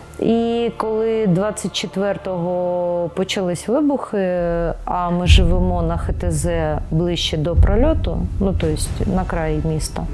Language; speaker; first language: Ukrainian; non-native, local second language; Russian